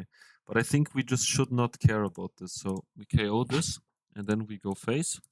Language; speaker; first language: English; non-native, fluent; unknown